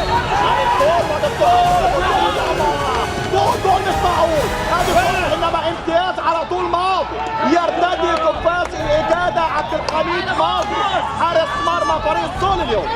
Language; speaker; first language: Arabic; native; Arabic